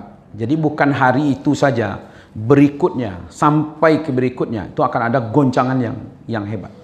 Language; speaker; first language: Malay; non-native, local second language; Minangkabau